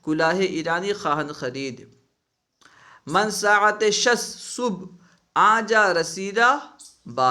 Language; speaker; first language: Persian; non-native, learner; Urdu